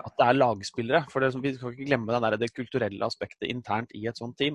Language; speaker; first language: Norwegian; native; Norwegian